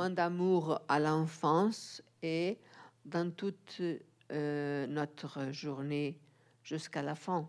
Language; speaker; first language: French; non-native, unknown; Portuguese